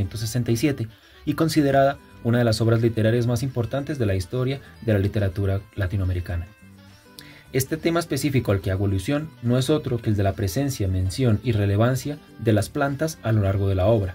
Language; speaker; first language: Spanish; native; Spanish